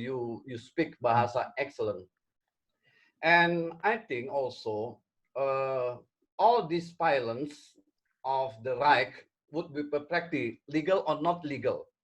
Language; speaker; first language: English; non-native, learner; Indonesian